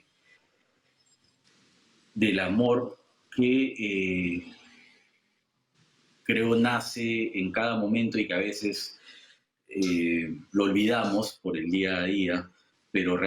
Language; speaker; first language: Spanish; native; Spanish